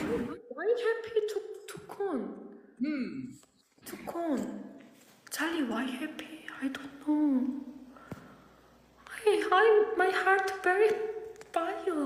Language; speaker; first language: English; non-native, learner; Korean